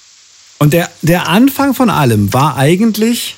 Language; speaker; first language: German; native; German